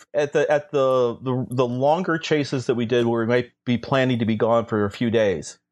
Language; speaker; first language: English; native; English